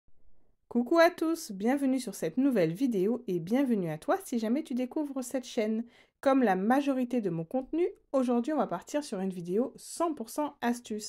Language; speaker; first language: French; native; French